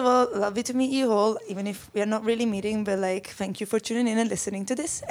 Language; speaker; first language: English; non-native, fluent; Italian